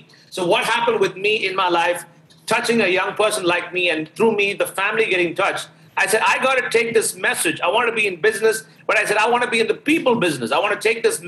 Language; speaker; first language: English; non-native, local second language; Malayalam